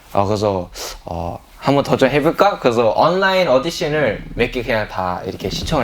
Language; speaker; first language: Korean; early bilingual, heritage; English